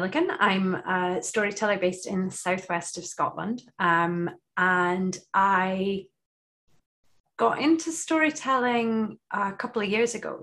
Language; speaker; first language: English; native; English